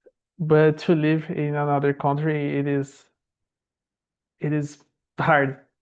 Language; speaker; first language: English; non-native, learner; Portuguese